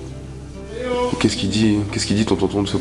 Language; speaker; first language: French; native; French